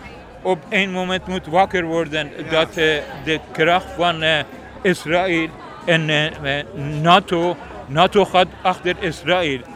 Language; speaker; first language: Dutch; non-native, learner; Persian